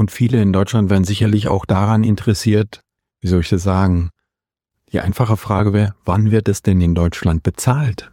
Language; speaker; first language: German; native; German